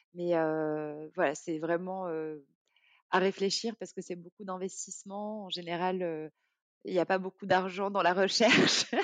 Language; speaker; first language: French; native; French